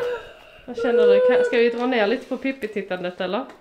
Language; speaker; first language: Swedish; native; Swedish